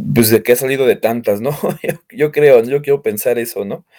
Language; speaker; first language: Spanish; native; Spanish